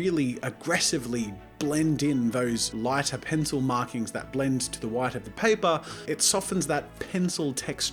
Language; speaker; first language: English; native; English